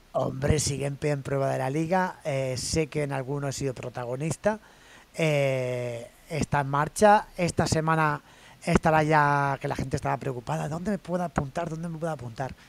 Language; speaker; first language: Spanish; native; Spanish